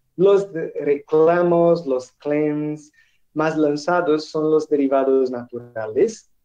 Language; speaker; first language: Spanish; non-native, learner; Portuguese